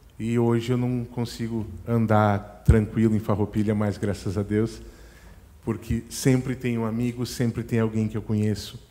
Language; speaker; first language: Portuguese; native; Portuguese